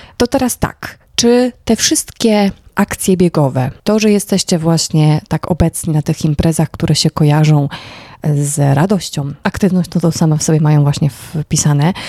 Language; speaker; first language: Polish; native; Polish